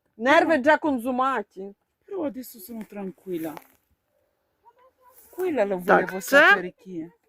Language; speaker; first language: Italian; non-native, learner; Ukrainian